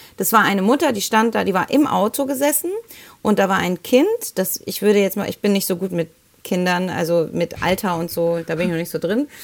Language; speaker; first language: German; early bilingual, other home language; Spanish